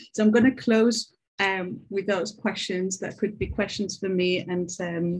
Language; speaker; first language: English; non-native, fluent; Greek